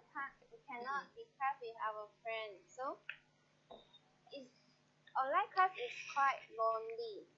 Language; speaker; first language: English; non-native, learner; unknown